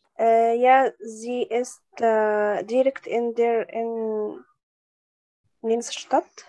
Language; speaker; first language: German; non-native, learner; Arabic